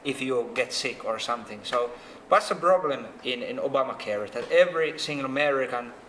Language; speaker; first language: English; non-native, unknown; Finnish